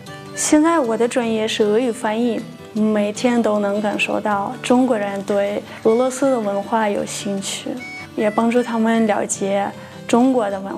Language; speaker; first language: Chinese; non-native, fluent; Russian